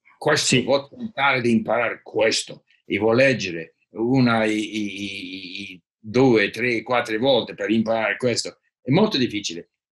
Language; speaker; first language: Italian; non-native, learner; English